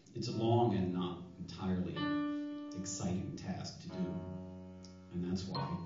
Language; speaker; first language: English; native; English